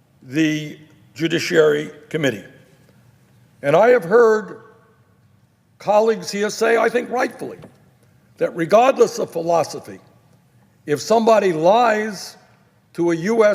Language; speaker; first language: English; native; English